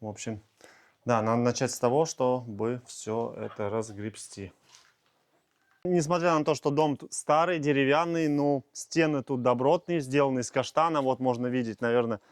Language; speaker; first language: Russian; native; Russian